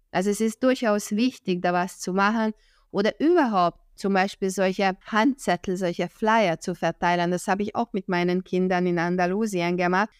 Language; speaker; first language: German; non-native, fluent; Hungarian